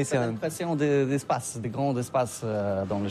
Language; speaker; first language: French; non-native, learner; Polish